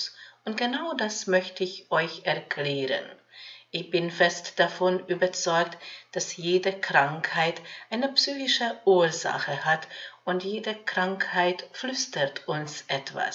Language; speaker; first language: German; non-native, fluent; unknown